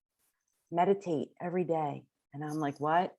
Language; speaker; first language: English; native; English